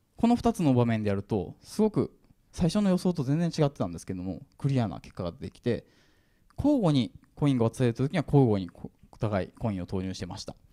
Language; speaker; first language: Japanese; native; Japanese